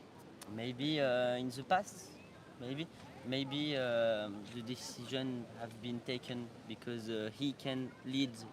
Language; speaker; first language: English; non-native, learner; French